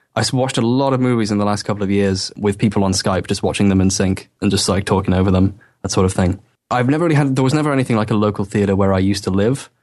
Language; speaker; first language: English; native; English